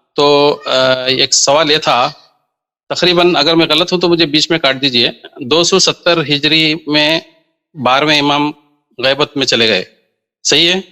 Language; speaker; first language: Urdu; native; Urdu